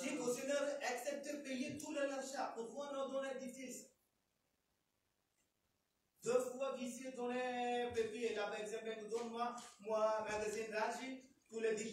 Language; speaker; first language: French; non-native, learner; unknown